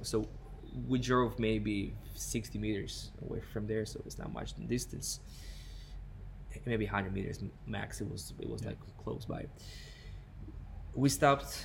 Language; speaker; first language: English; non-native, fluent; Hebrew